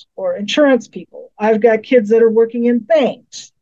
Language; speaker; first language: English; native; English